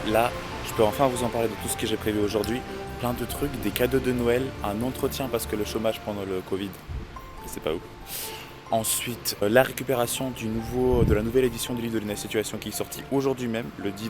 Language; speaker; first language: French; native; French